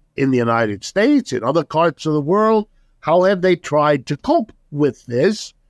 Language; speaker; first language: English; early bilingual, other home language; German